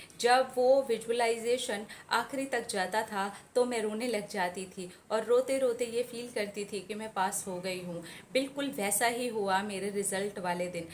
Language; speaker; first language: Hindi; native; Hindi